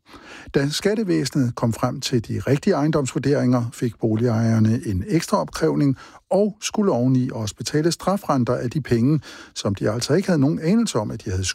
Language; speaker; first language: Danish; native; Danish